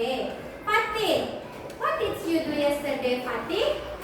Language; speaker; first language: English; non-native, learner; Indonesian